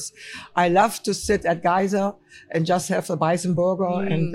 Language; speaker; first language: English; non-native, fluent; German